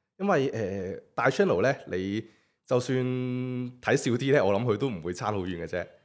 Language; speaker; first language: Cantonese; native; Cantonese